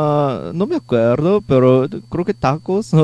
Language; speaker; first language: Spanish; non-native, learner; Japanese